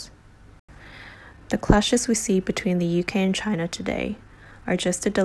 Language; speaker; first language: English; non-native, local second language; Cantonese